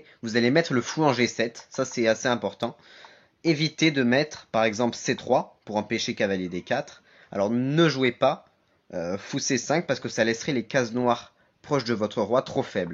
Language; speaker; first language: French; native; French